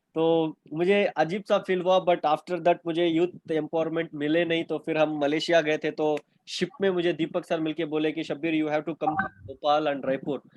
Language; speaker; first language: Hindi; non-native, local second language; Urdu